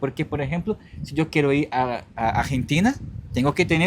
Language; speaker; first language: Spanish; non-native, learner; Portuguese